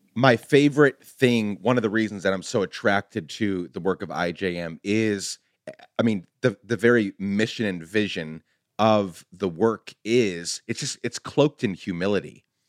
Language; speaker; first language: English; native; English